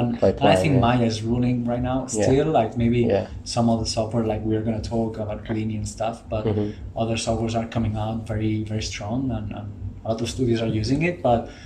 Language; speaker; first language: English; non-native, fluent; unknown